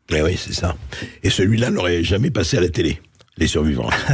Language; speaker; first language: French; native; French